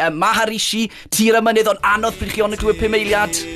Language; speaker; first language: Welsh; native; Welsh